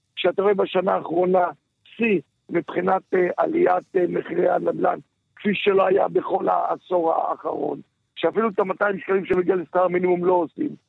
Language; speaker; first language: Hebrew; native; Hebrew